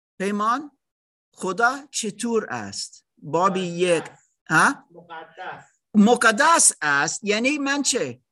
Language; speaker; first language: Persian; non-native, learner; English